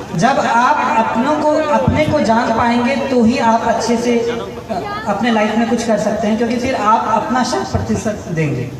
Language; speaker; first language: Hindi; native; Hindi